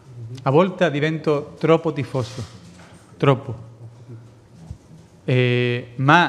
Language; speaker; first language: Italian; non-native, fluent; Spanish